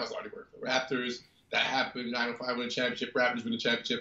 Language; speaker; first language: English; native; English